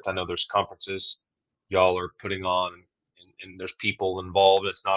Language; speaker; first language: English; native; English